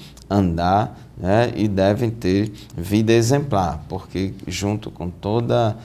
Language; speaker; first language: Portuguese; native; Portuguese